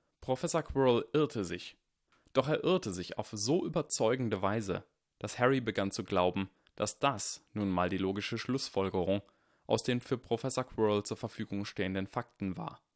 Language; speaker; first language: German; native; German